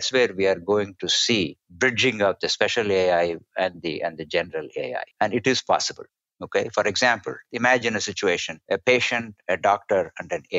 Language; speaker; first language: English; non-native, local second language; Tamil